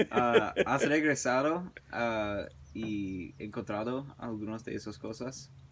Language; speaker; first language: Spanish; early bilingual, heritage; English